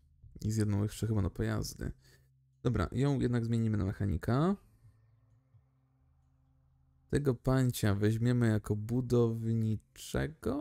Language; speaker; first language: Polish; native; Polish